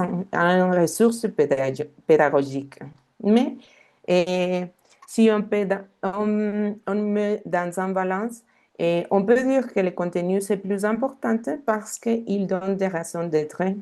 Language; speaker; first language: French; non-native, fluent; Spanish